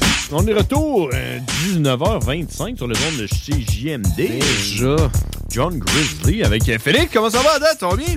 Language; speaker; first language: French; native; French